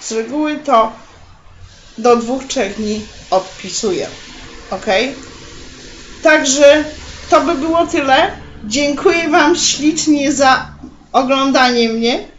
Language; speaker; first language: Polish; native; Polish